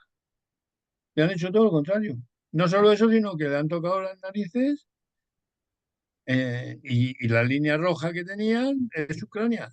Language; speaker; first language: Spanish; native; Spanish